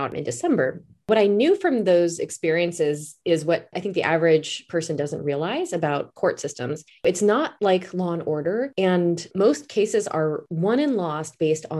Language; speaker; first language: English; native; English